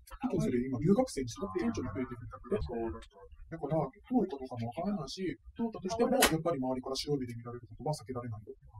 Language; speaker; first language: Japanese; native; Japanese